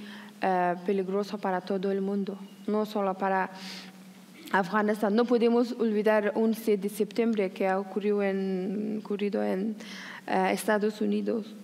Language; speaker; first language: Spanish; non-native, learner; Persian